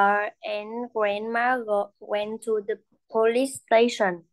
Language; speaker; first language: English; non-native, learner; Vietnamese